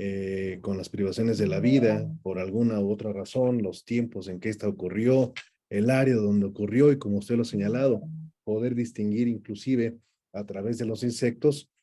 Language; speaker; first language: Spanish; native; Spanish